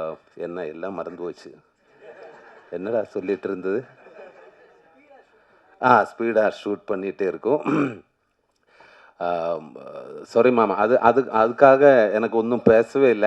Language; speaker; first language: Tamil; non-native, learner; Malayalam